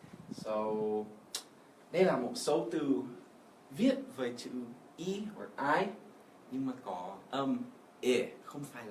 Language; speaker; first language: Vietnamese; non-native, fluent; English